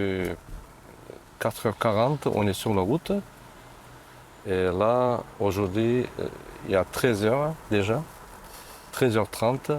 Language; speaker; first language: French; non-native, fluent; Turkmen